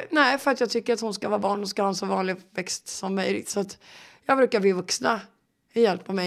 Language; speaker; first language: Swedish; native; Swedish